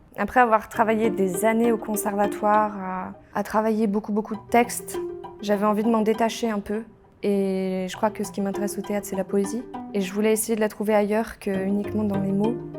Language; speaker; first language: French; early bilingual, other home language; Polish